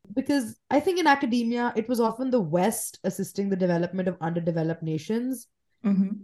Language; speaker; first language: English; non-native, local second language; Hindi